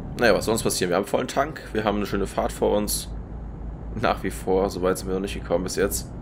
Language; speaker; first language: German; native; German